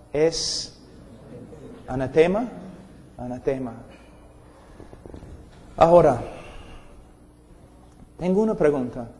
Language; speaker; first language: Spanish; non-native, fluent; English